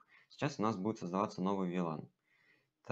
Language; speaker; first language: Russian; native; Russian